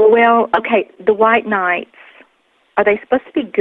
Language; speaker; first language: English; native; English